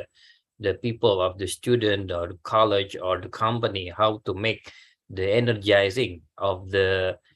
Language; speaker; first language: English; non-native, learner; Indonesian